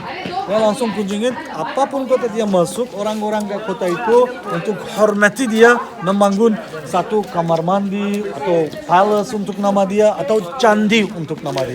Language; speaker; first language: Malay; non-native, fluent; Turkish